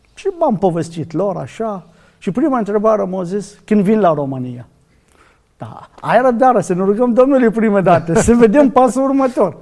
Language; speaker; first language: Romanian; non-native, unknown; Arabic